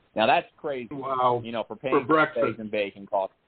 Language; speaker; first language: English; native; English